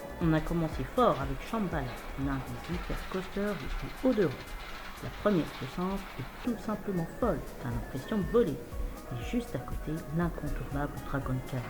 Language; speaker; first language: French; native; French